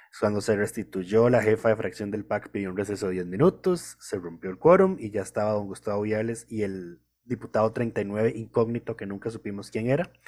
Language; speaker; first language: Spanish; native; Spanish